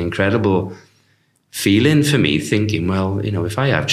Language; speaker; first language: English; native; English